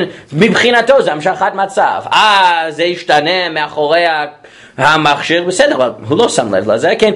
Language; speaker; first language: Hebrew; non-native, fluent; English